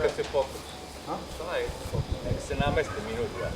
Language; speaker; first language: Bosnian; native; Bosnian